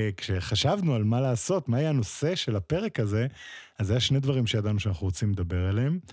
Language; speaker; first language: Hebrew; native; Hebrew